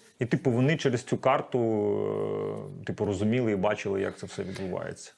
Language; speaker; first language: Ukrainian; native; Ukrainian